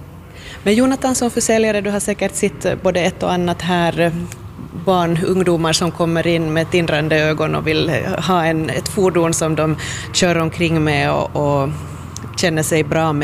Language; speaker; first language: Swedish; native; Swedish